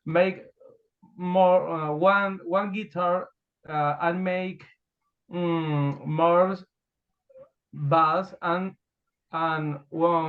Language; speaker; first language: English; non-native, learner; Spanish